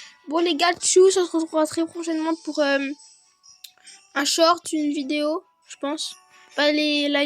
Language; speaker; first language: French; native; French